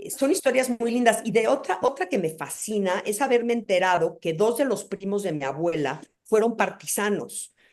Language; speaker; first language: Spanish; native; Spanish